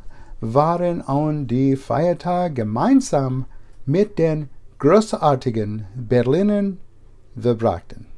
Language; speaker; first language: German; non-native, learner; English